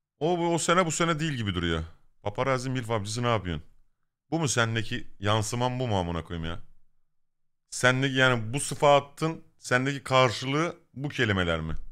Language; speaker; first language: Turkish; native; Turkish